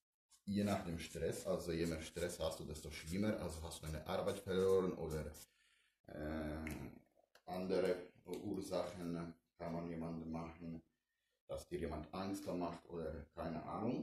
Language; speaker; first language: German; non-native, fluent; Polish